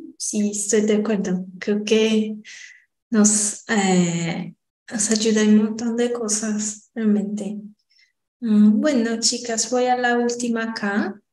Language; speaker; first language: Spanish; non-native, fluent; Portuguese